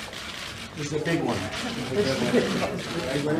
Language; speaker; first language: English; native; English